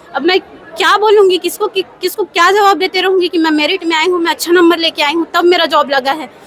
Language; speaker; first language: Hindi; native; Hindi